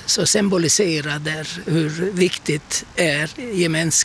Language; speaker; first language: Swedish; non-native, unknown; Turkish